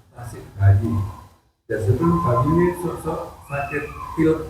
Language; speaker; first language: Indonesian; non-native, local second language; Javanese